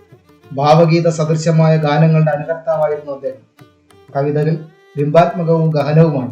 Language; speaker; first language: Malayalam; native; Malayalam